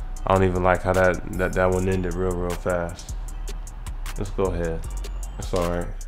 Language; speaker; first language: English; native; English